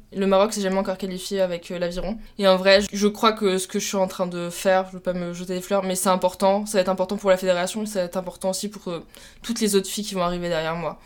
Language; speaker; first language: French; native; French